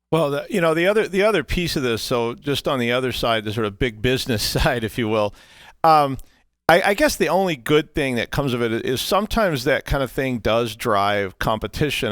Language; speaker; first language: English; native; English